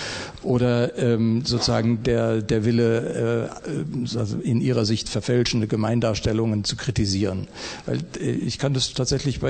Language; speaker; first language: German; native; German